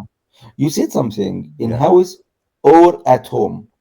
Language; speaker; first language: English; non-native, learner; Arabic